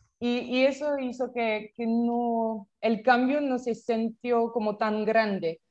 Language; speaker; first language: Spanish; non-native, fluent; French